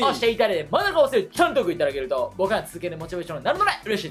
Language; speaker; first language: Japanese; native; Japanese